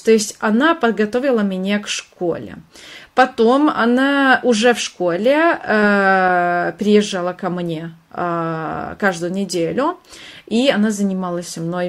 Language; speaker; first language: Russian; non-native, fluent; Hungarian